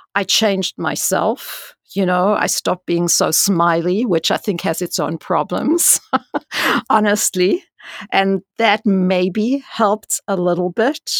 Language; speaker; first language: English; native; English